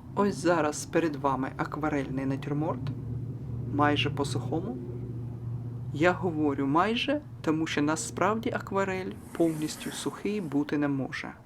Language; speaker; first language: Ukrainian; non-native, local second language; Russian